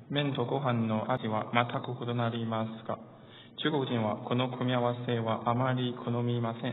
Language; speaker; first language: Japanese; non-native, fluent; Chinese